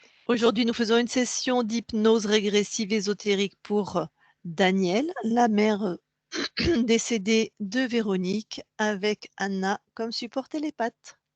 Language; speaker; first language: French; native; French